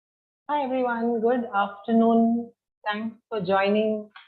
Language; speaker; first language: English; non-native, local second language; Hindi